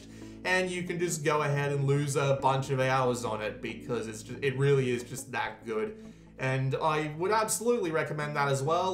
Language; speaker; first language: English; native; English